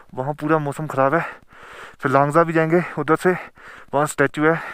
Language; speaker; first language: Hindi; native; Hindi